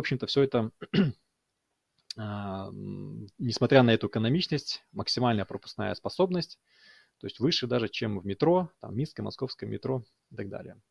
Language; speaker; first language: Russian; native; Russian